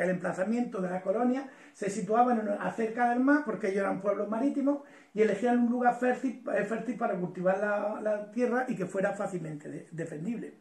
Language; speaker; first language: Spanish; native; Spanish